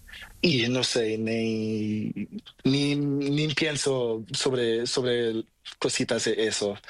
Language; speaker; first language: Spanish; non-native, learner; Portuguese